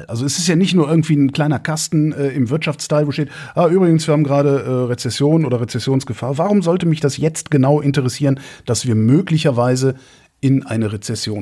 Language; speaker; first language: German; native; German